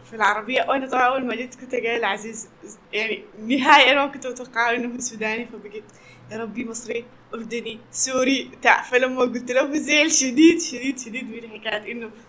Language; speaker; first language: Arabic; native; Arabic